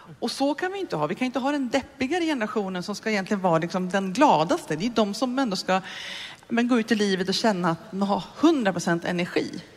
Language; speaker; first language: Swedish; native; Swedish